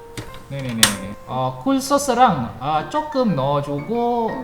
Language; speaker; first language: Korean; non-native, fluent; Malay